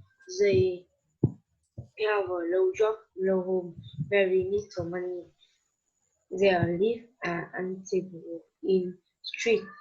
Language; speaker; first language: English; non-native, learner; Vietnamese